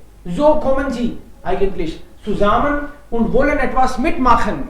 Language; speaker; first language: German; non-native, fluent; Hindi